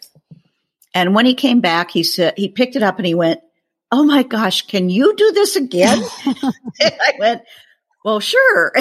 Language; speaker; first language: English; native; English